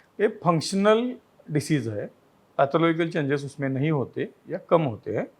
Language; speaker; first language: Hindi; non-native, local second language; Marathi